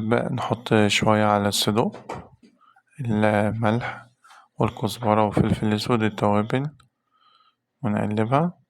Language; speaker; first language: Arabic; native; Arabic